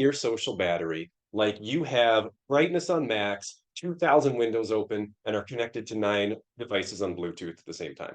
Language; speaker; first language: English; native; English